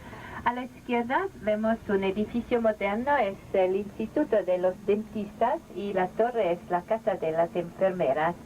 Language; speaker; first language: Spanish; non-native, fluent; German